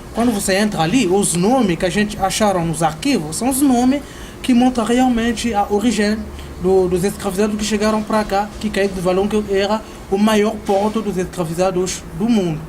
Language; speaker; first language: Portuguese; non-native, fluent; Kongo